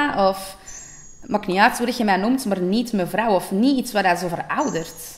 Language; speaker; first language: Dutch; native; Dutch